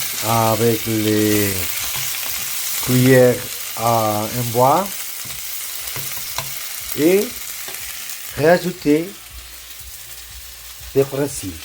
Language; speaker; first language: French; non-native, learner; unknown